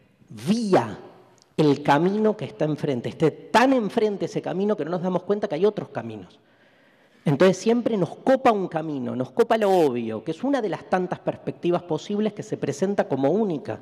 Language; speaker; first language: Spanish; native; Spanish